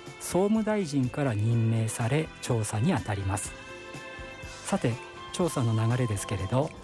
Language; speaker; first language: Japanese; native; Japanese